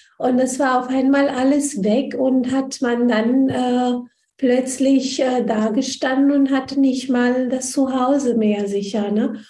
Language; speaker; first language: German; non-native, fluent; Hindi